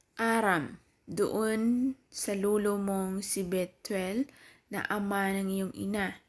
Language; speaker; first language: Filipino; non-native, local second language; Cebuano